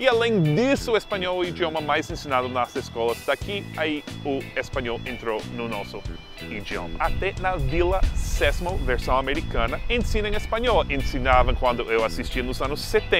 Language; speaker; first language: Portuguese; non-native, fluent; English